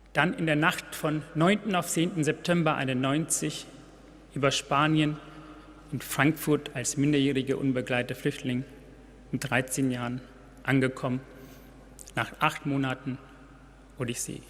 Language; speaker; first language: German; non-native, fluent; Tamil